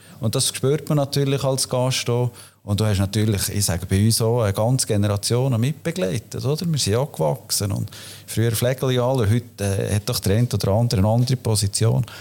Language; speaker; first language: German; native; German